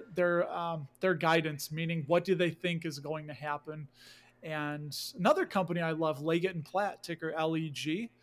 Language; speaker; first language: English; native; English